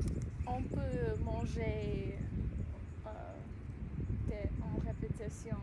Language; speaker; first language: French; non-native, learner; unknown